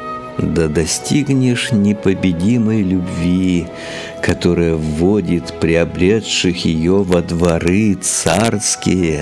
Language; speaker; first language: Russian; native; Russian